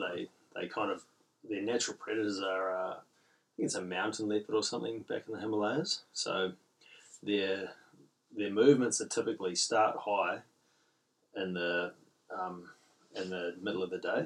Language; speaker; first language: English; native; English